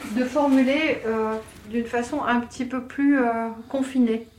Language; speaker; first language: French; native; French